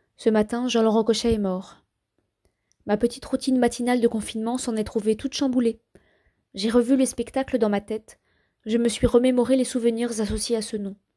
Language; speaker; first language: French; native; French